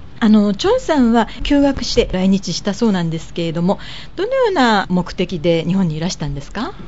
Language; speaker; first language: Japanese; native; Japanese